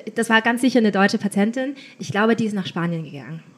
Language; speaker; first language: German; native; German